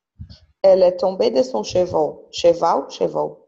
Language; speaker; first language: French; non-native, learner; Portuguese